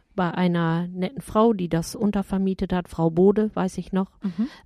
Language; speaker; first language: German; native; German